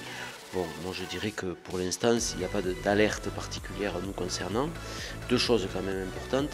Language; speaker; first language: French; native; French